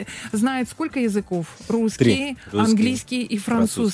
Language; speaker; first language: Russian; native; Russian